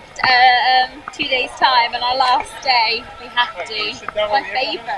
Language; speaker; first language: English; native; English